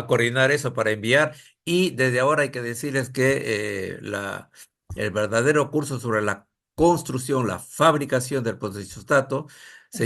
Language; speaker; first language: Spanish; native; Spanish